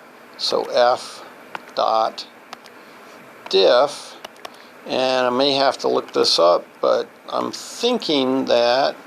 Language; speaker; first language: English; native; English